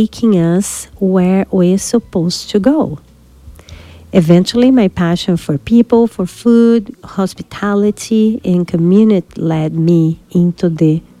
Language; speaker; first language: English; non-native, fluent; Portuguese